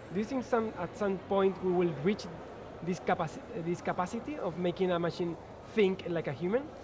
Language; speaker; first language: English; non-native, fluent; Spanish